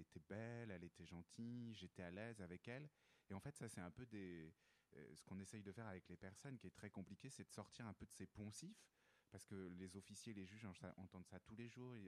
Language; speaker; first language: French; native; French